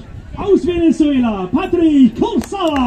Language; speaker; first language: German; native; German